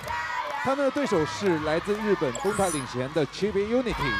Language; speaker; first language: Chinese; native; Chinese